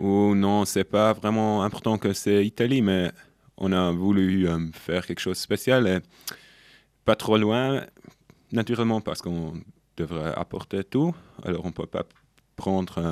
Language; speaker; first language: French; non-native, local second language; German